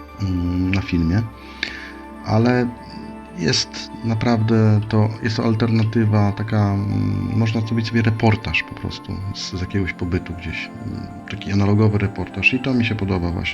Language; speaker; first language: Polish; native; Polish